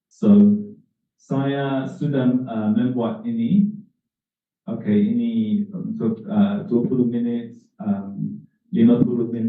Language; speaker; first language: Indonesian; non-native, learner; English